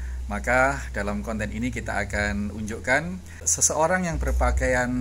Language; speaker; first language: Indonesian; native; Indonesian